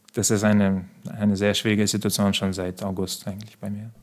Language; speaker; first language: German; non-native, fluent; Belarusian